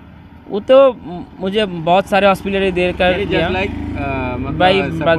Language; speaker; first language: Hindi; non-native, learner; Bangla